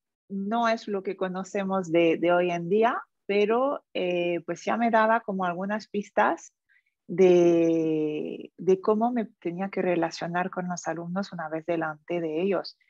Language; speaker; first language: Spanish; non-native, fluent; French